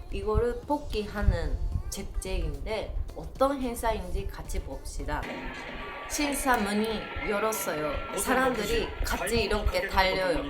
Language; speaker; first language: Korean; non-native, learner; Japanese